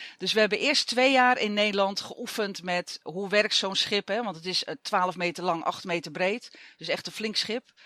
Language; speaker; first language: Dutch; native; Dutch